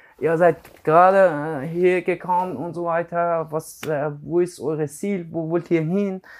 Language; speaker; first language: German; non-native, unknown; Persian